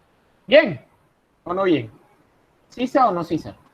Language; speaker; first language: Spanish; native; Spanish